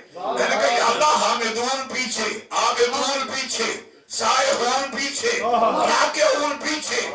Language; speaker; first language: Urdu; non-native, local second language; Punjabi